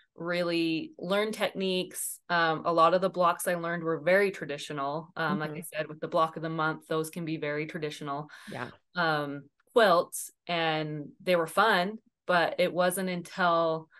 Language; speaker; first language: English; native; English